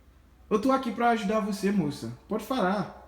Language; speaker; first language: Portuguese; non-native, learner; Haitian Creole